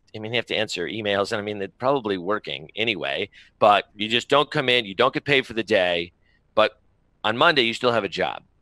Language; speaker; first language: English; native; English